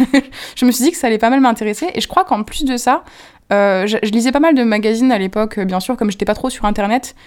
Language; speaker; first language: French; native; French